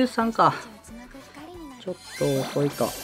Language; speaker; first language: Japanese; native; Japanese